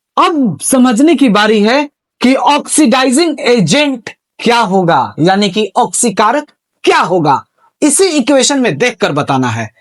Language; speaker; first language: Hindi; native; Hindi